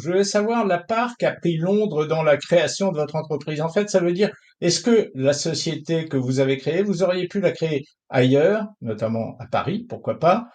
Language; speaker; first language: French; native; French